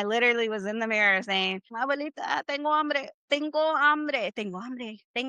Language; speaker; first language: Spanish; non-native, fluent; English